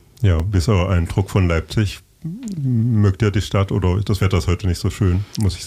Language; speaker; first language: German; native; German